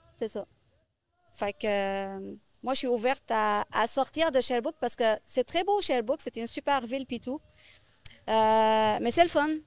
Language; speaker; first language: French; non-native, local second language; Arabic